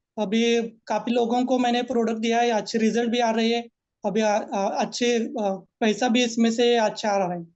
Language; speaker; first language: Hindi; non-native, local second language; Marathi